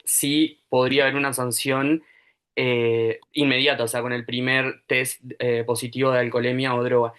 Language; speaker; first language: Spanish; native; Spanish